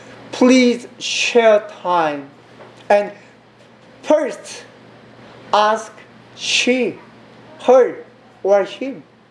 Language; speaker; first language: English; non-native, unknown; Korean